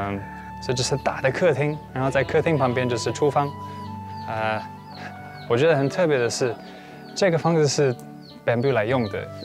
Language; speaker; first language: Chinese; early bilingual, heritage; Chinese